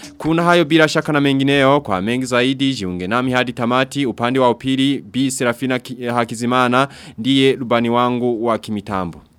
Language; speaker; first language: Swahili; non-native, local second language; Rundi